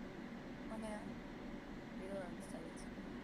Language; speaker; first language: English; non-native, learner; Turkish